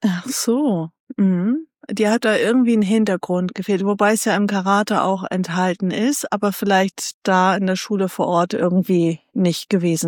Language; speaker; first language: German; native; German